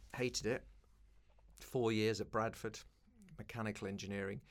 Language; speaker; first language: English; native; English